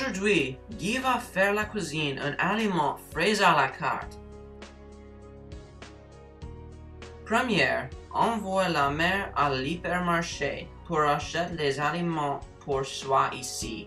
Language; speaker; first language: French; non-native, learner; English